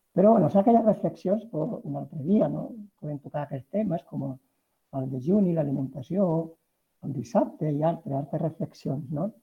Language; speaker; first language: Catalan; non-native, local second language; Spanish